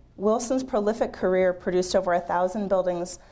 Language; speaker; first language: English; native; English